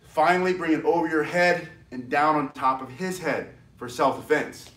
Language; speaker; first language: English; native; English